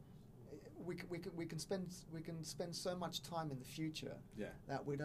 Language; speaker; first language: English; native; English